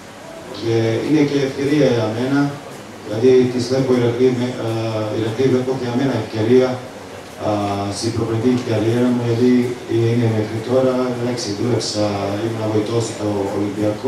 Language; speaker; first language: Greek; non-native, fluent; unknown